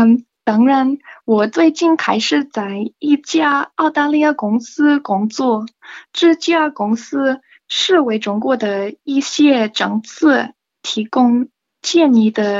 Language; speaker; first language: Chinese; non-native, learner; English